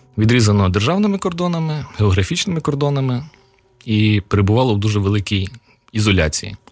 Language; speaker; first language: Ukrainian; native; Ukrainian